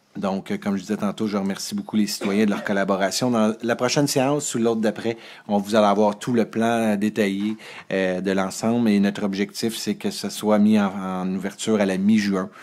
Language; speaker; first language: French; native; French